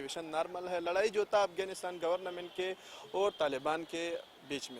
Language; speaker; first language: Hindi; non-native, learner; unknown